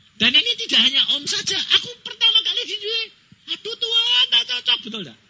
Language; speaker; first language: Indonesian; native; Indonesian